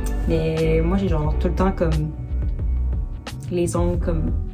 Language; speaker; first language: French; native; French